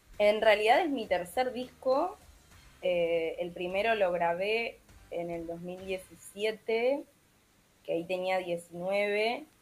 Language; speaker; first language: Spanish; native; Spanish